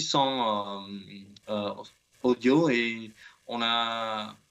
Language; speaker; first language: French; non-native, learner; Khmer